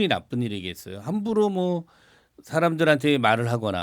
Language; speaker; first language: Korean; native; Korean